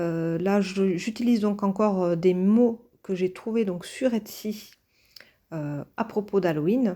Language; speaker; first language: French; native; French